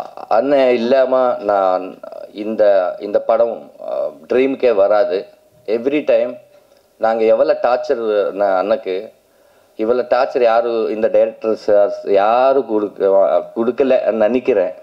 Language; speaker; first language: Tamil; non-native, learner; Telugu